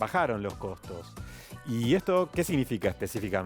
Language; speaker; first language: Spanish; native; Spanish